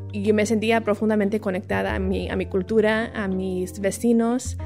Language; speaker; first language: Spanish; early bilingual, other home language; English